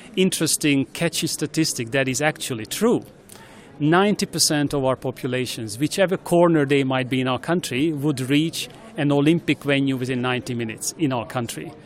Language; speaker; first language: English; non-native, fluent; Hungarian